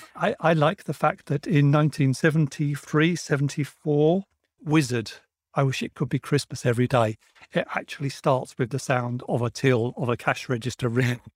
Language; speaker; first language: English; native; English